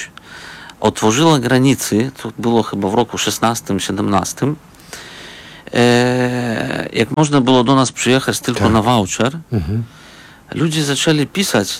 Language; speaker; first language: Polish; non-native, fluent; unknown